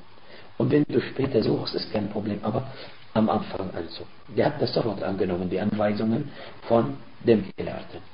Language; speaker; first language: German; non-native, fluent; Arabic